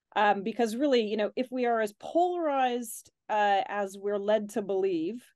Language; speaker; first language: English; native; English